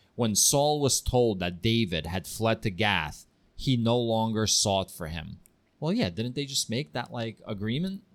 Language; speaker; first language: English; early bilingual, heritage; Ukrainian